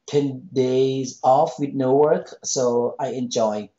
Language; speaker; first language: English; non-native, fluent; Thai